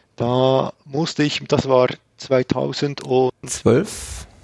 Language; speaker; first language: German; native; German